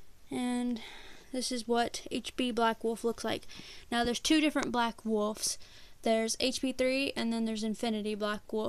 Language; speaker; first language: English; native; English